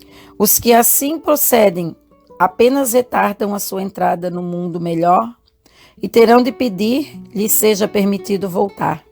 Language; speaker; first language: Portuguese; native; Portuguese